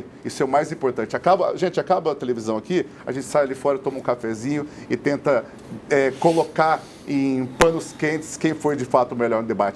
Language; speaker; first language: Portuguese; native; Portuguese